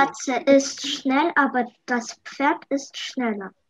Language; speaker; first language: German; non-native, learner; Russian